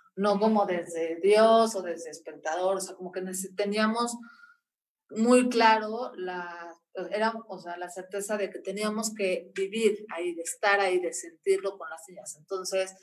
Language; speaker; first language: Spanish; native; Spanish